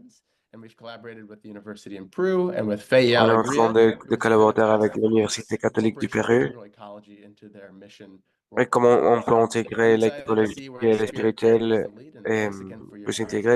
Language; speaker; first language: French; non-native, learner; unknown